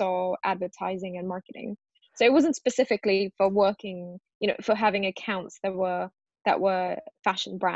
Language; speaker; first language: English; early bilingual, other home language; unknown